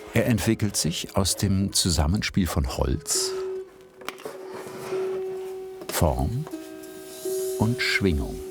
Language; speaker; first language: German; native; German